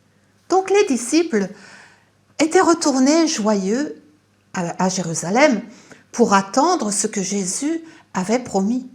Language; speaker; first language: French; native; French